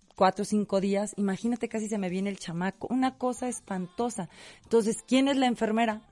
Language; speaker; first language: Spanish; native; Spanish